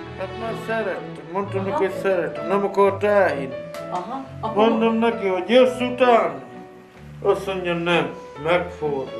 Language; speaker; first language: Hungarian; native; Hungarian